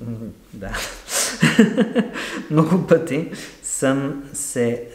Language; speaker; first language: Bulgarian; non-native, learner; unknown